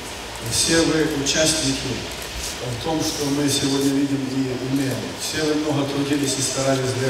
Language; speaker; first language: Russian; native; Russian